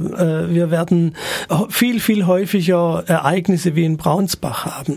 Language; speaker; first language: German; native; German